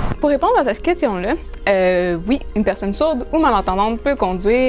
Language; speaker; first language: French; native; French